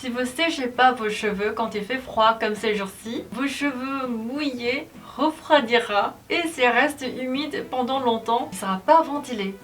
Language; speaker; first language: French; non-native, learner; Korean